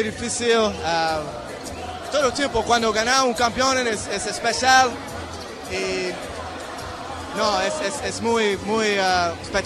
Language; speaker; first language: Spanish; non-native, learner; English